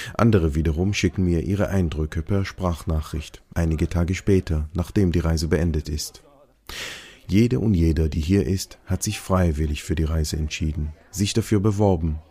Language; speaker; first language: German; non-native, fluent; Hebrew